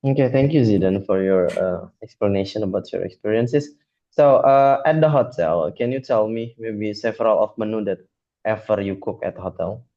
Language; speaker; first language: English; non-native, fluent; Indonesian